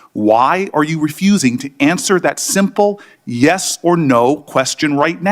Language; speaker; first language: English; native; English